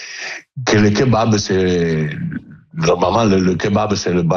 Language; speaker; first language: French; non-native, fluent; Italian